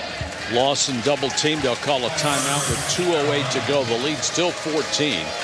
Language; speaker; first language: English; native; English